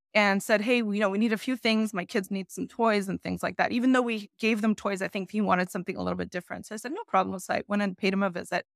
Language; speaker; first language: English; native; English